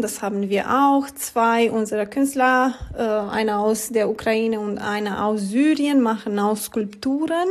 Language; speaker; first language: German; non-native, learner; Romanian